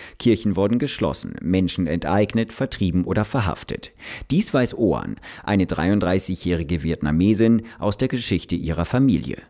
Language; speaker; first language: German; native; German